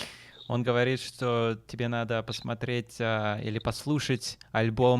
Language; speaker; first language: Russian; early bilingual, heritage; Russian